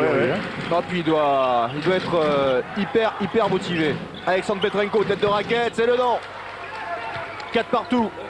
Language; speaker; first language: French; native; French